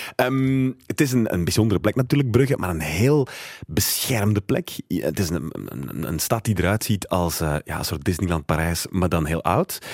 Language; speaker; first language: Dutch; native; Dutch